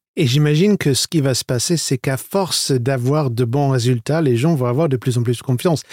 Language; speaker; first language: French; non-native, fluent; English